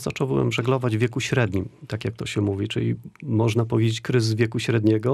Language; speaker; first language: Polish; native; Polish